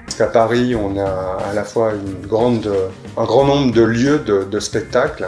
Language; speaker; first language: French; native; French